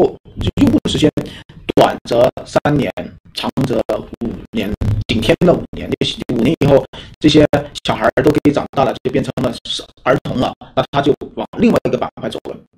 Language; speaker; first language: Chinese; native; Chinese